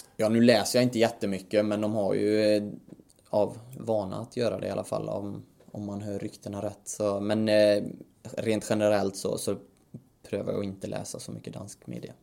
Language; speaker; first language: Swedish; native; Swedish